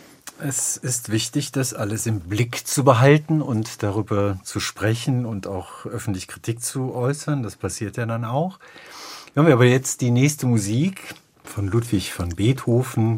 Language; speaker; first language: German; native; German